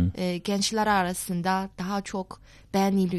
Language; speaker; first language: Turkish; non-native, fluent; Chinese